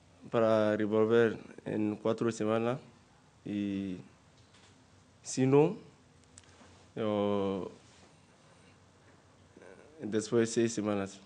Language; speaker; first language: Spanish; non-native, learner; French